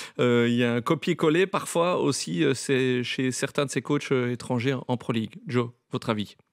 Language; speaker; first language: French; native; French